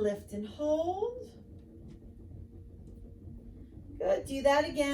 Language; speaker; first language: English; native; English